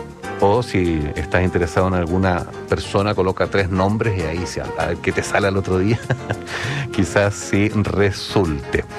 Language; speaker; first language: Spanish; native; Spanish